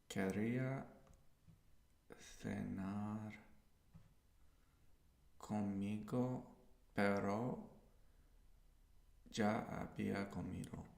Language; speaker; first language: Spanish; non-native, learner; English